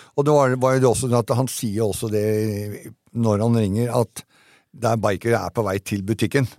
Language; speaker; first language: Norwegian; native; Norwegian